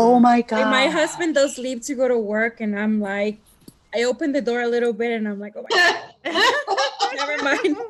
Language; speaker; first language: English; non-native, fluent; Spanish